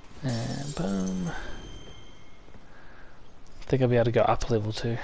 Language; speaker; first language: English; native; English